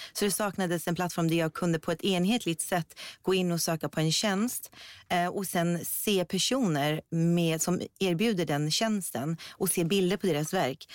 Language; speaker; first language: Swedish; early bilingual, other home language; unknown